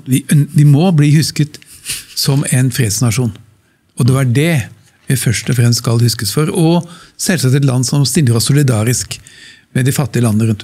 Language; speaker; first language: Norwegian; native; Norwegian